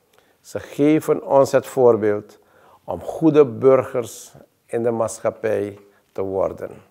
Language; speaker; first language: Dutch; native; Dutch